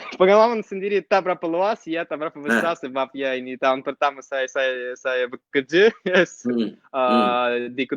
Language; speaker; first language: Indonesian; non-native, fluent; Russian